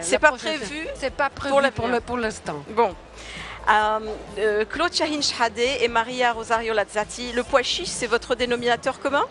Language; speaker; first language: French; non-native, local second language; Arabic